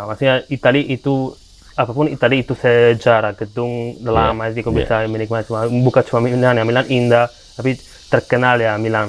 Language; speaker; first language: Indonesian; non-native, fluent; Italian